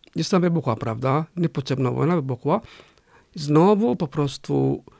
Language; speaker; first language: Polish; non-native, fluent; Somali